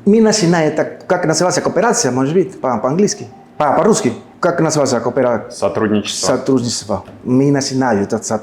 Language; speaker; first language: Russian; non-native, learner; Spanish